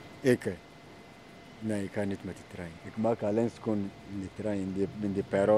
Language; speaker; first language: Dutch; non-native, learner; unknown